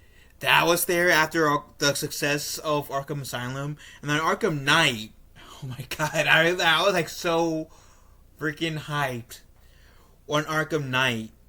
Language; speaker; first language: English; native; English